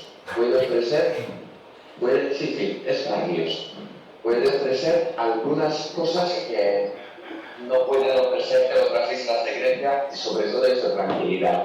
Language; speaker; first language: Spanish; non-native, learner; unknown